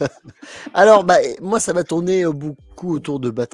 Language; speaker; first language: French; native; French